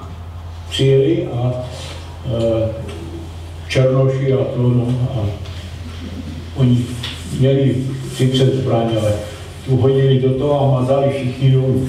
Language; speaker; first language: Czech; non-native, local second language; German